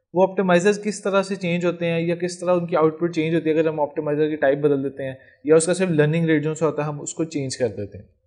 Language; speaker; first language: Urdu; non-native, local second language; Punjabi